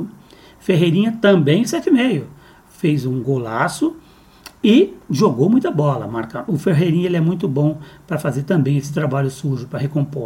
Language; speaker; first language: Portuguese; native; Portuguese